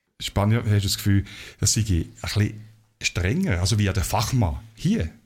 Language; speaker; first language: German; native; German